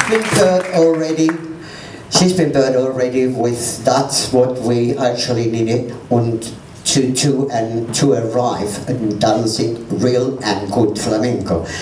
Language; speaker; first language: English; non-native, learner; Spanish